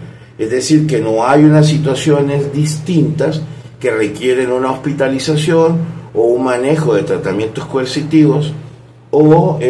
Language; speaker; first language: Spanish; native; Spanish